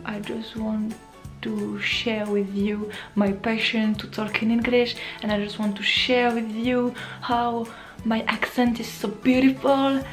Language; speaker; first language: English; non-native, learner; French